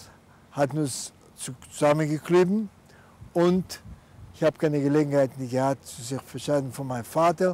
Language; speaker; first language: German; non-native, fluent; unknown